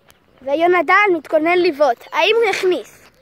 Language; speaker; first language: Hebrew; native; Hebrew